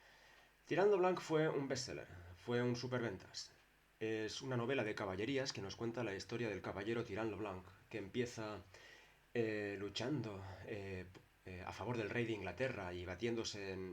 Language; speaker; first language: Spanish; native; Spanish